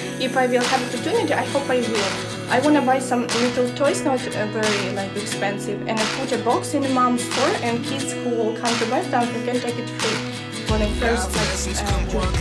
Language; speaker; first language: English; non-native, learner; Ukrainian